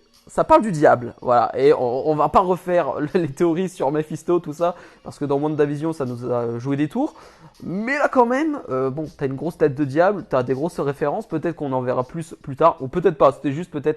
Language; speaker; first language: French; native; French